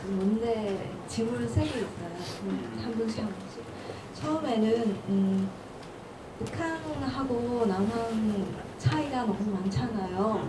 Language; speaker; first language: Korean; non-native, learner; Cantonese